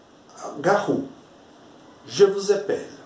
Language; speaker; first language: French; non-native, fluent; Portuguese